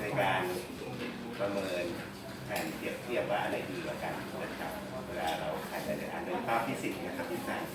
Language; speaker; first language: Thai; native; Thai